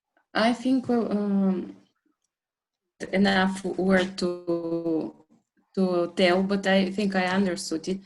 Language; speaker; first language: English; non-native, learner; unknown